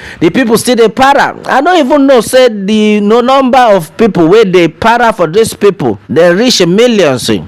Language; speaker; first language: Nigerian Pidgin; non-native, local second language; Yoruba